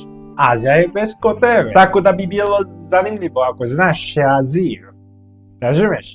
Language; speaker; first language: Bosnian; non-native, learner; Korean